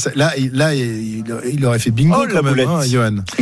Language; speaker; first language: French; native; French